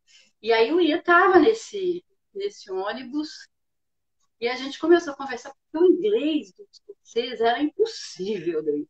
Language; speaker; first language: Portuguese; native; Portuguese